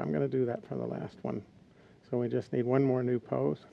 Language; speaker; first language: English; native; English